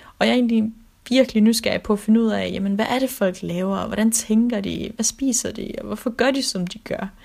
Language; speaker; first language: Danish; early bilingual, other home language; Russian